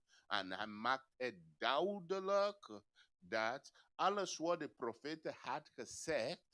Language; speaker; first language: Dutch; non-native, fluent; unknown